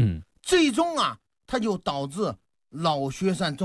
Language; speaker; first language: Chinese; native; Chinese